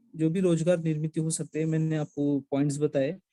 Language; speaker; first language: Hindi; non-native, local second language; Marathi